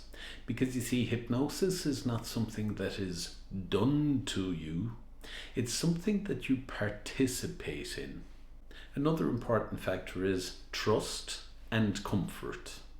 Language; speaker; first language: English; native; English